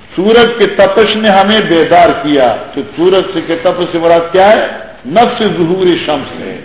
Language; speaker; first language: Urdu; non-native, local second language; Northern Hindko